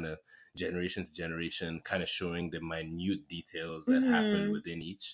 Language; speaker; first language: English; non-native, local second language; Yoruba